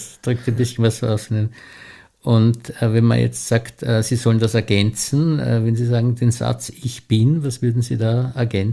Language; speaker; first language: German; native; German